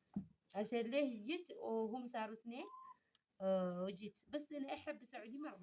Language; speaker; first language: Arabic; early bilingual, other home language; Amharic